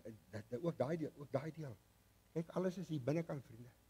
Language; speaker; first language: Afrikaans; native; Afrikaans